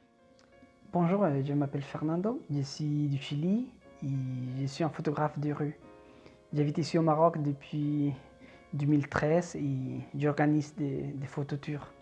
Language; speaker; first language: French; non-native, fluent; Spanish